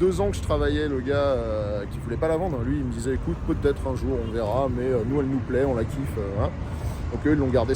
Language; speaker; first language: French; native; French